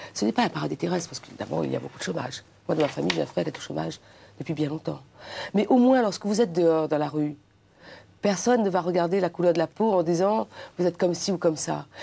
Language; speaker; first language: French; non-native, local second language; Réunion Creole French